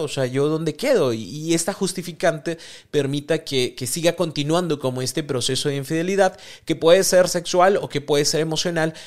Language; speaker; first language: Spanish; native; Spanish